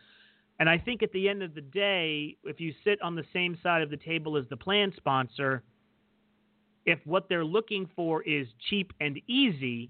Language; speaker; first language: English; native; English